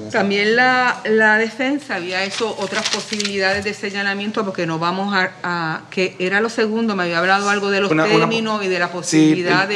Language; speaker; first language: Spanish; native; Spanish